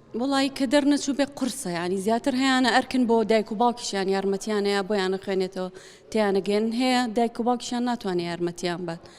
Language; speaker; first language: Central Kurdish; native; Central Kurdish